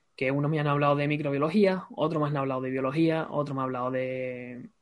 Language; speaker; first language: Spanish; native; Spanish